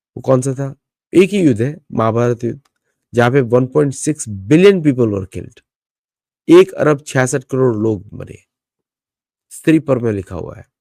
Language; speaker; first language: Hindi; native; Hindi